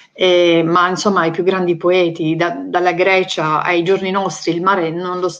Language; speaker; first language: Italian; native; Italian